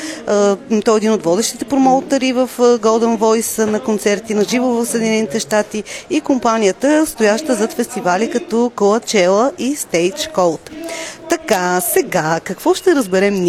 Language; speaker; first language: Bulgarian; native; Bulgarian